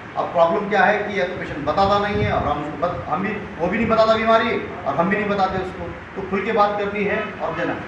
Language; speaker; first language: Hindi; non-native, local second language; Marathi